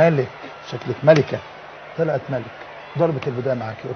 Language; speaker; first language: Arabic; native; Arabic